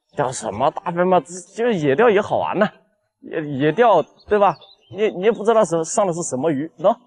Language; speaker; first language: Chinese; native; Chinese